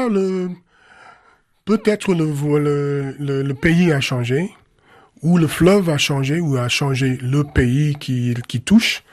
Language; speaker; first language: French; non-native, fluent; English